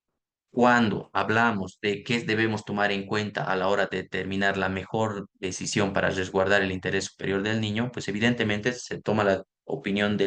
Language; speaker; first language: Spanish; native; Spanish